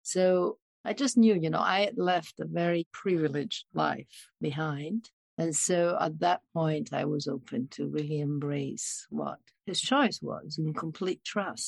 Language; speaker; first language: English; non-native, fluent; Italian